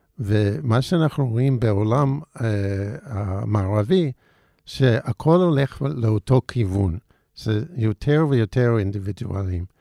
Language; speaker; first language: Hebrew; non-native, fluent; English